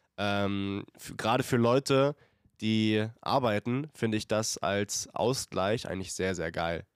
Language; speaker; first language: German; native; German